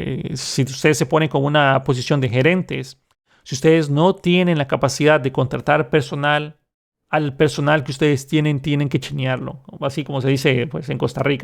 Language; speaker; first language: Spanish; native; Spanish